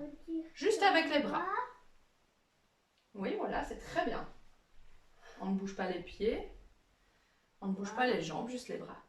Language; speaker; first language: French; native; French